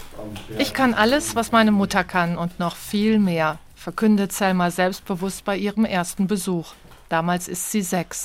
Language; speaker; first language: German; native; German